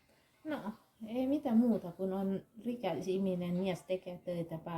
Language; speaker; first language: Finnish; non-native, learner; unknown